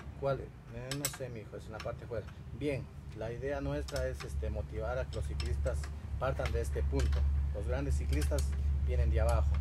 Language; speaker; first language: Spanish; native; Spanish